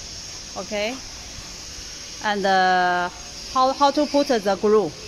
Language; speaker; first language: English; non-native, learner; Chinese